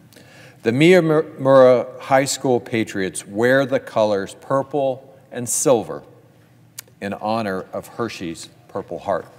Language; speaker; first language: English; native; English